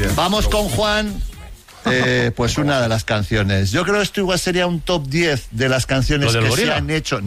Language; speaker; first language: Spanish; native; Spanish